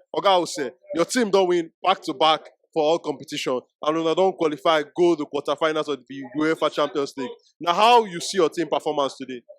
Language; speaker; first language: Nigerian Pidgin; native; Nigerian Pidgin